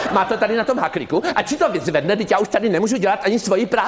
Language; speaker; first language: Czech; native; Czech